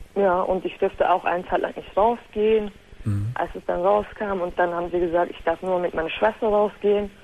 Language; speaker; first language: German; early bilingual, other home language; Turkish